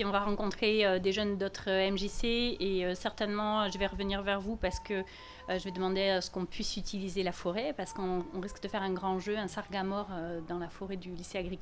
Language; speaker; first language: French; native; French